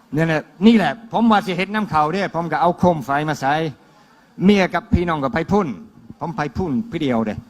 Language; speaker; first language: Thai; non-native, fluent; English